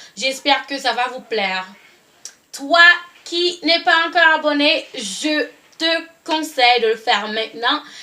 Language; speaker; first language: French; non-native, local second language; Haitian Creole